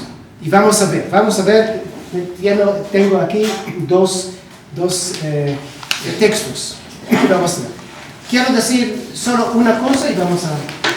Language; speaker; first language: Spanish; non-native, learner; Hebrew